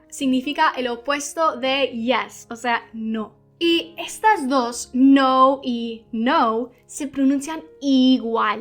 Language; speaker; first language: Spanish; non-native, fluent; English